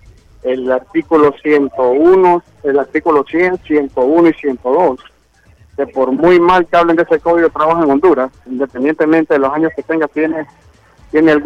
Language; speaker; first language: Spanish; native; Spanish